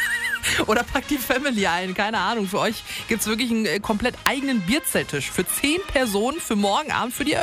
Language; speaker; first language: German; native; German